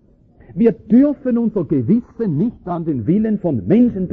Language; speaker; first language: German; native; German